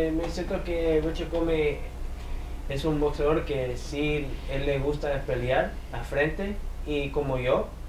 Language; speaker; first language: Spanish; early bilingual, heritage; English